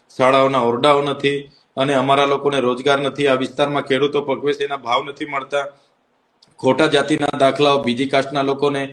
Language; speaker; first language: Gujarati; non-native, local second language; Vasavi